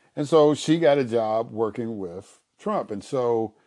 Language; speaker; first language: English; native; English